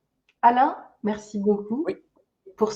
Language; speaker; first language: French; native; French